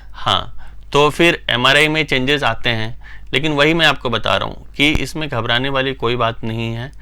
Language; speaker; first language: Hindi; native; Hindi